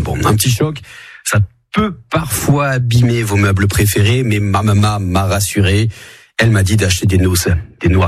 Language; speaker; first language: French; native; French